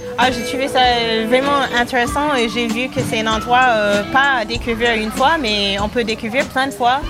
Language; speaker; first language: French; non-native, fluent; English